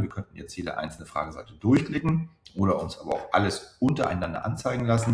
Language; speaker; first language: German; native; German